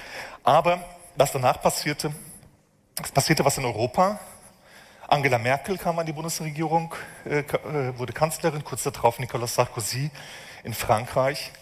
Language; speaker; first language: German; native; German